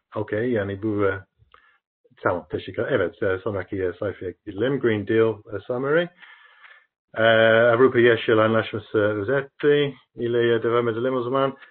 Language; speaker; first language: Turkish; non-native, learner; English